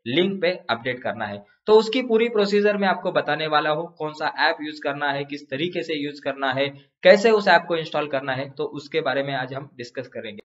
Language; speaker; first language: Hindi; non-native, local second language; Marathi